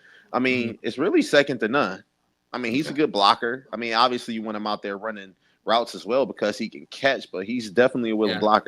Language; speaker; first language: English; native; English